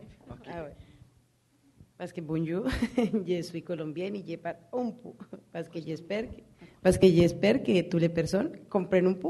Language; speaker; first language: French; non-native, learner; Spanish